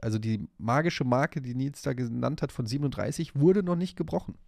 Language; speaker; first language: German; native; German